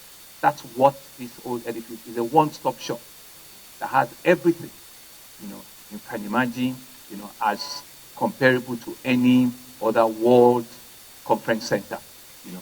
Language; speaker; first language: English; non-native, local second language; Yoruba